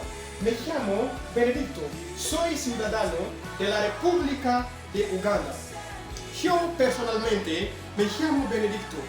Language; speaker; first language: Spanish; non-native, fluent; French